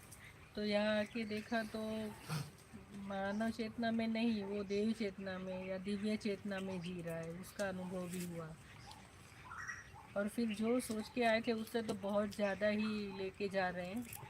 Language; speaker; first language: Hindi; native; Hindi